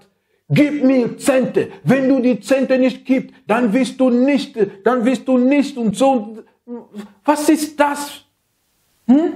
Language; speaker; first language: German; non-native, learner; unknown